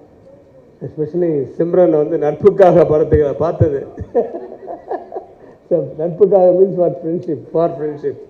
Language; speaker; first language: Tamil; native; Tamil